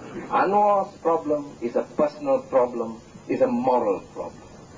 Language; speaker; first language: English; non-native, local second language; Malay